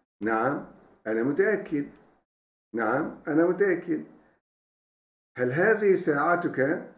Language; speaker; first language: Arabic; non-native, fluent; Turkish